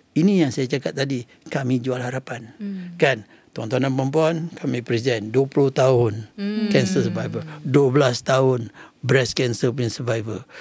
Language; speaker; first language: Malay; native; Malay